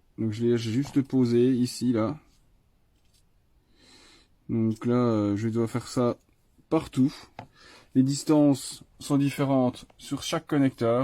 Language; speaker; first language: French; native; French